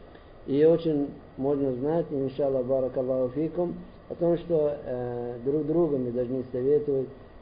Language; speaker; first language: Russian; non-native, learner; Arabic